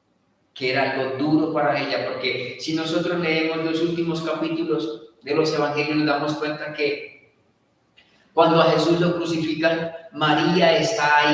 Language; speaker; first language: Spanish; native; Spanish